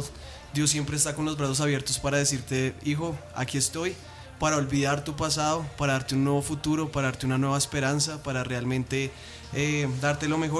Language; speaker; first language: Spanish; native; Spanish